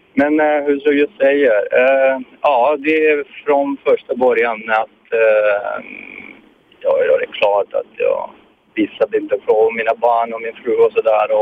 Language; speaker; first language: Swedish; non-native, fluent; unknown